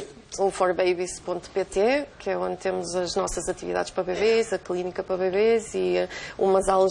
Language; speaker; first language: Portuguese; native; Portuguese